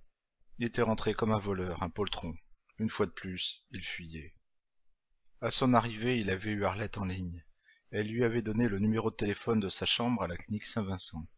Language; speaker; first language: French; native; French